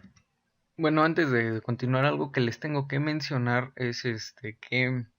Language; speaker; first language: Spanish; native; Spanish